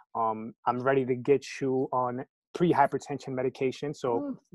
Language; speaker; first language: English; early bilingual, other home language; Spanish